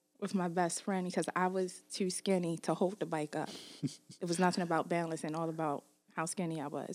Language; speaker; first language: English; native; English